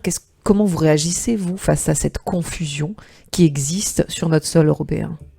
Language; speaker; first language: French; native; French